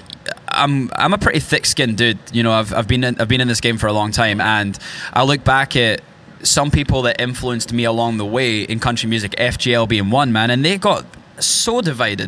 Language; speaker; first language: English; native; English